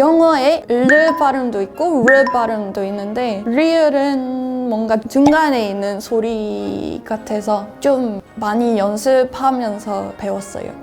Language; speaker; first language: Korean; non-native, fluent; English